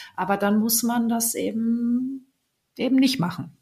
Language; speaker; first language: German; native; German